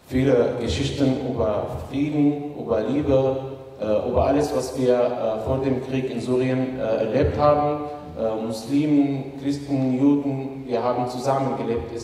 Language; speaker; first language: German; non-native, fluent; Arabic